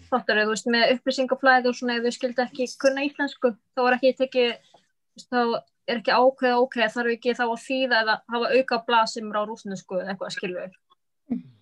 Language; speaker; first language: Icelandic; early bilingual, other home language; Arabic